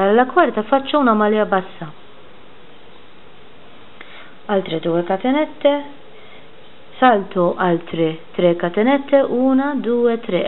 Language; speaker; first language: Italian; non-native, fluent; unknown